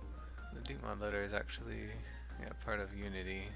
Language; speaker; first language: English; native; English